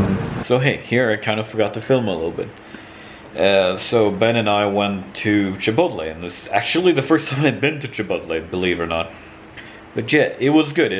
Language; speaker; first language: English; non-native, fluent; Swedish